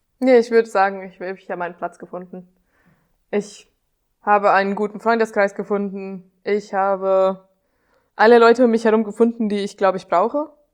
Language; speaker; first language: German; non-native, fluent; Hungarian